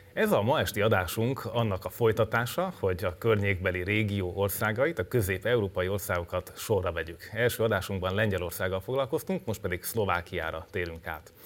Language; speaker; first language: Hungarian; native; Hungarian